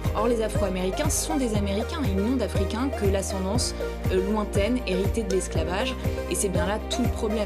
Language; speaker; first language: French; native; French